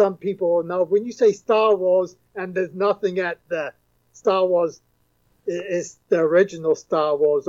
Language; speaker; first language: English; native; English